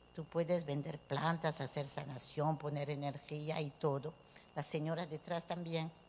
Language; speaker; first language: Spanish; early bilingual, heritage; Spanish